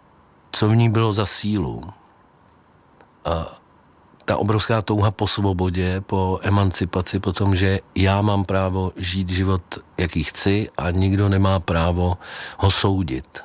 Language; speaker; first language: Czech; native; Czech